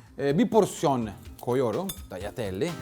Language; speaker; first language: Turkish; non-native, learner; Italian